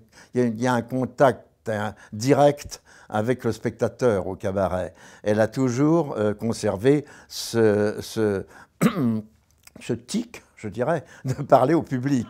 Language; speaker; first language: French; native; French